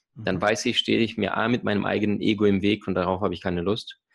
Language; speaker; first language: German; early bilingual, other home language; Russian